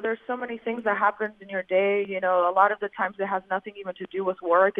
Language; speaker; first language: English; native; English